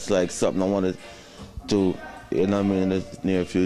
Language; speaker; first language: English; native; English